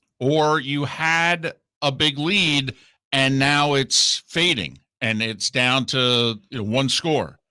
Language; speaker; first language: English; native; English